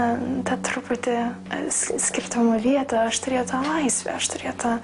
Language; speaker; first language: Lithuanian; early bilingual, heritage; English